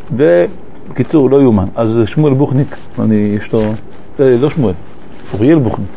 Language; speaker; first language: Hebrew; early bilingual, other home language; French